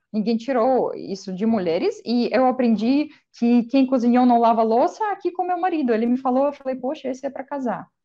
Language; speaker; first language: Portuguese; non-native, fluent; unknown